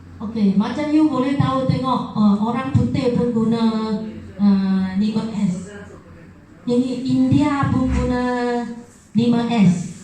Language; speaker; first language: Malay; non-native, local second language; Chinese